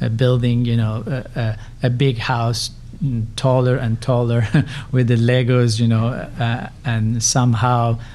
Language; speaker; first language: English; non-native, fluent; Persian